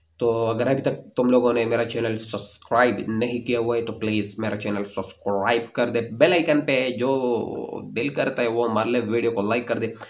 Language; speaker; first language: Urdu; native; Urdu